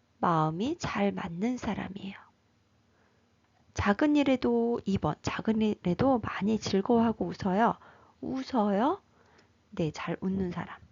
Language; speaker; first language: Korean; native; Korean